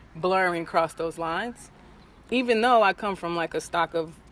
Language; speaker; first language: English; native; English